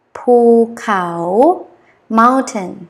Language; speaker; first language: English; non-native, learner; Thai